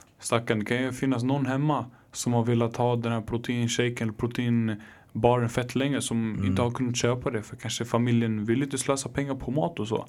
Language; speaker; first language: Swedish; early bilingual, other home language; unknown